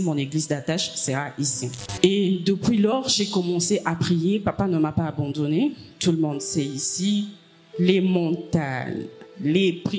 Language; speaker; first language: French; non-native, local second language; Lingala